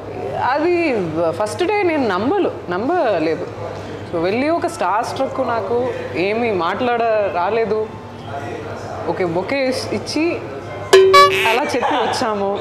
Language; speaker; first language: Telugu; non-native, learner; Tamil